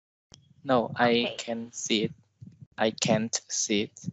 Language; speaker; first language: English; non-native, learner; Vietnamese